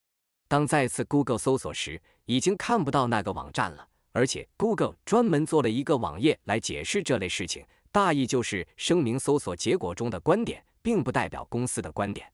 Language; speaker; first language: Chinese; native; Chinese